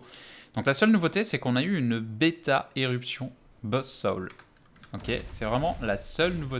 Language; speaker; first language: French; native; French